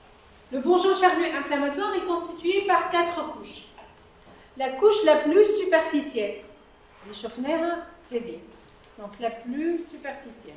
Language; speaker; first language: French; non-native, local second language; Arabic